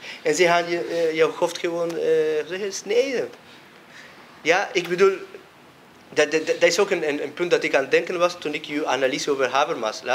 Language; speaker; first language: Dutch; non-native, fluent; Spanish